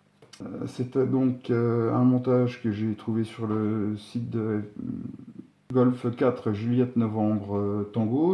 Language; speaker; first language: French; native; French